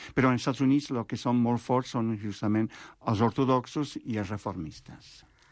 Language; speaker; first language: Catalan; non-native, fluent; Spanish